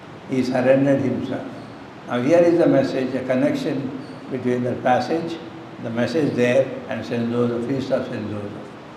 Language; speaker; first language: English; non-native, local second language; Telugu